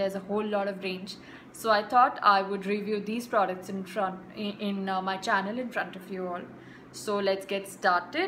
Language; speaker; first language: English; non-native, local second language; Hindi